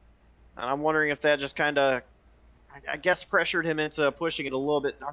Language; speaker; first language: English; native; English